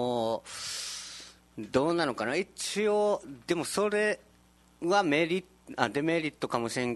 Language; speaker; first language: Japanese; native; Japanese